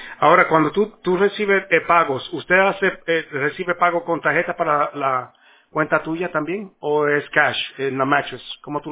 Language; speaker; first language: Spanish; early bilingual, heritage; Spanish